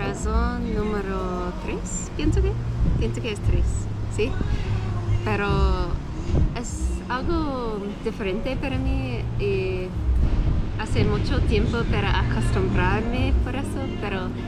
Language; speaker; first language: Spanish; non-native, learner; English